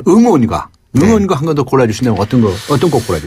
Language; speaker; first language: Korean; native; Korean